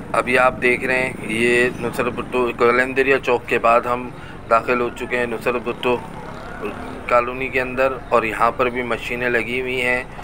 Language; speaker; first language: Urdu; native; Urdu